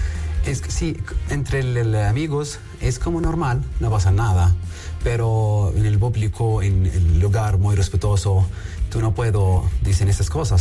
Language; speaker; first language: Spanish; non-native, learner; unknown